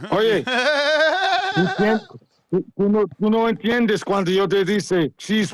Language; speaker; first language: Spanish; non-native, learner; English